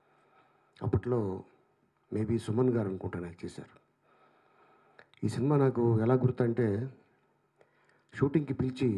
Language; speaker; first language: Telugu; native; Telugu